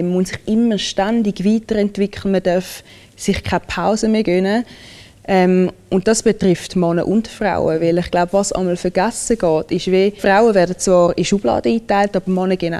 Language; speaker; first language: German; early bilingual, other home language; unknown